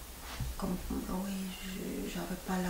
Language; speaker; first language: French; non-native, fluent; Spanish